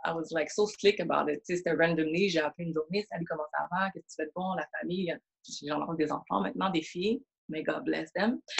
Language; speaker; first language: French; early bilingual, other home language; Haitian Creole